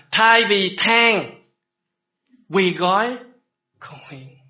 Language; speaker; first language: Vietnamese; early bilingual, heritage; Vietnamese